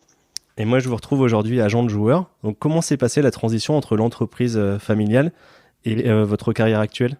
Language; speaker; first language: French; native; French